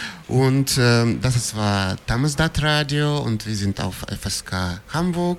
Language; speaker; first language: German; non-native, fluent; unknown